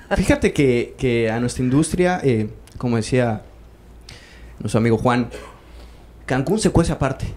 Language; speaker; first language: Spanish; native; Spanish